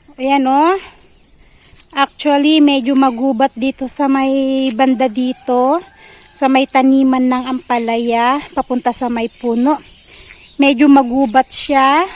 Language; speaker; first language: Filipino; non-native, local second language; Iloko